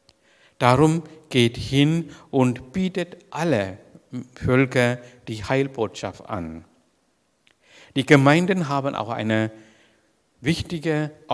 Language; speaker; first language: German; non-native, learner; Sinhala